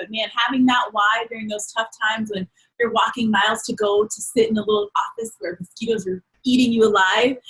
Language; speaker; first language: English; native; English